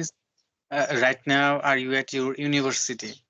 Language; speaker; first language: English; non-native, learner; Bangla